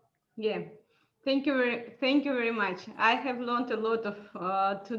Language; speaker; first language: English; non-native, fluent; Russian